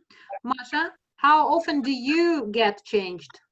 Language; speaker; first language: English; non-native, fluent; Russian